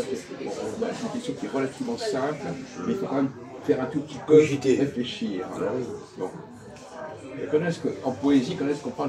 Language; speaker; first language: French; native; French